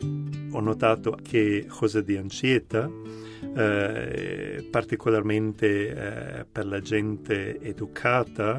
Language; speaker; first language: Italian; non-native, fluent; German